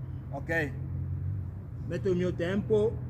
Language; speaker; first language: Italian; non-native, learner; French